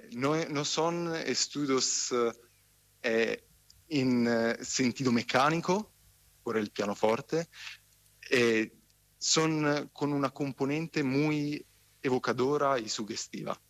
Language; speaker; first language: Spanish; non-native, fluent; Italian